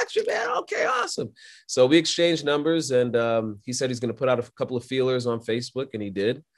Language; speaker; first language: English; native; English